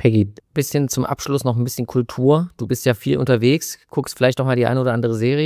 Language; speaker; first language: German; native; German